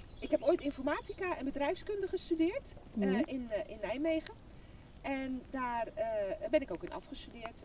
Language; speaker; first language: Dutch; native; Dutch